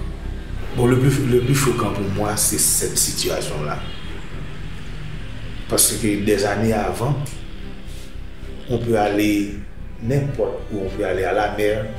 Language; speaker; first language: French; non-native, local second language; Haitian Creole